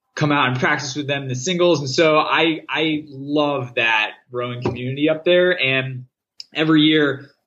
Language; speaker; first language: English; native; English